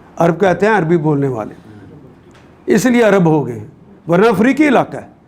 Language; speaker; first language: Urdu; non-native, local second language; Punjabi